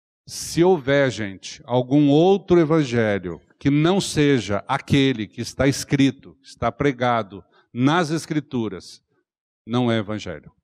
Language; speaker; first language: Portuguese; native; Portuguese